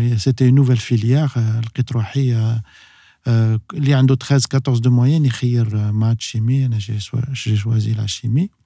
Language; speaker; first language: French; non-native, local second language; Arabic